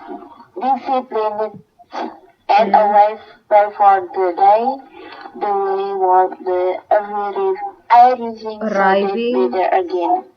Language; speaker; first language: English; non-native, learner; Indonesian